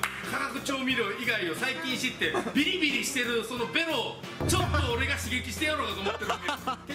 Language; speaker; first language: Japanese; native; Japanese